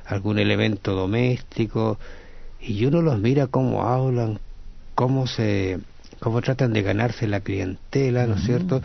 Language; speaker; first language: Spanish; native; Spanish